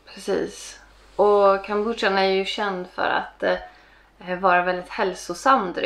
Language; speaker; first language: Swedish; native; Swedish